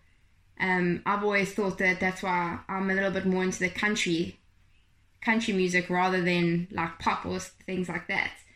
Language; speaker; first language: English; native; English